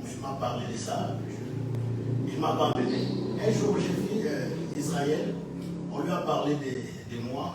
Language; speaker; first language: French; non-native, local second language; Lingala